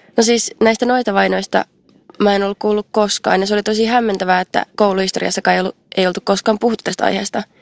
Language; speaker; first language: Finnish; native; Finnish